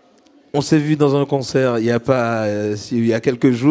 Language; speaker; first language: French; native; French